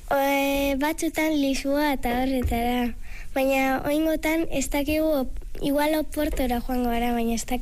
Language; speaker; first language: Basque; native; Basque